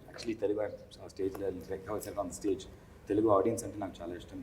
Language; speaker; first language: Telugu; non-native, learner; Tamil